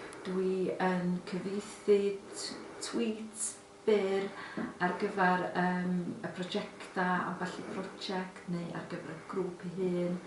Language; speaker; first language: Welsh; non-native, local second language; English